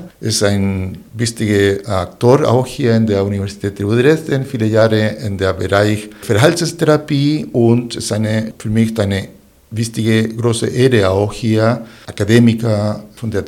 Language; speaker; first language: German; non-native, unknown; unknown